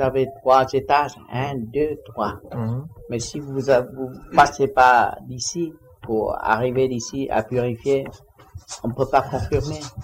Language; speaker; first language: French; non-native, learner; Vietnamese